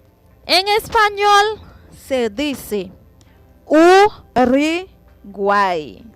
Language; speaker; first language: Spanish; non-native, fluent; Haitian Creole